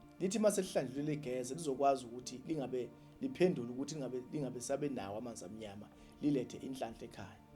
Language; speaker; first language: Zulu; native; Zulu